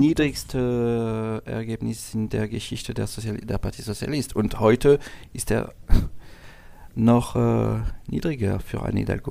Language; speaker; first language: German; non-native, learner; French